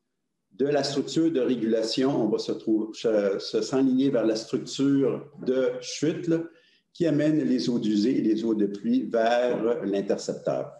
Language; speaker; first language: French; native; French